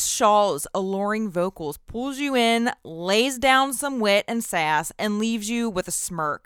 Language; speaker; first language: English; native; English